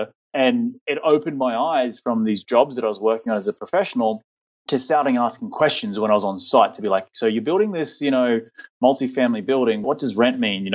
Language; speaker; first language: English; native; English